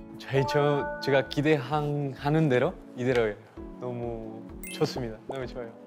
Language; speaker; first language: Korean; non-native, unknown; Spanish